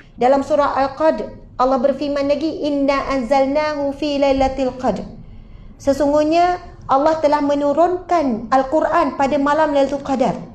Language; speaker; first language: Malay; native; Malay